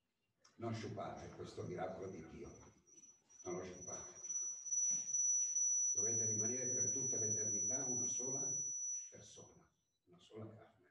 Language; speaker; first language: Italian; native; Italian